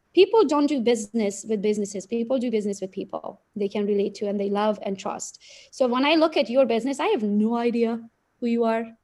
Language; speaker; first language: English; non-native, fluent; Romanian